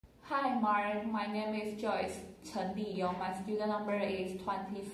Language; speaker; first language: English; non-native, learner; Chinese